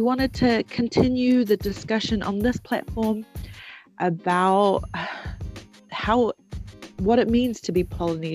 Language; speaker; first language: English; native; English